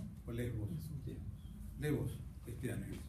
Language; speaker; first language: Spanish; native; Spanish